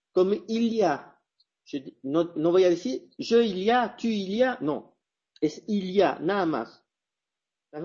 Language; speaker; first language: Spanish; non-native, fluent; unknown